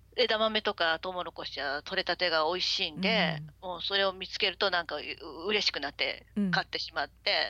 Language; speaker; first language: Japanese; native; Japanese